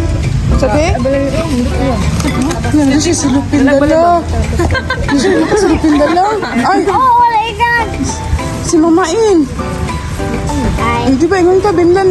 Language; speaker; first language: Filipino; non-native, local second language; Cebuano